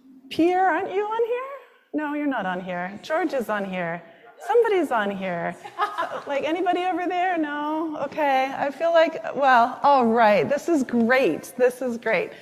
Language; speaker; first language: English; native; English